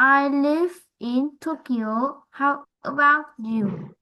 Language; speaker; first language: English; non-native, learner; Vietnamese